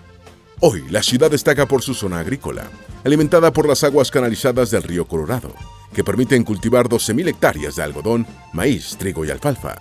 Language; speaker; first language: Spanish; native; Spanish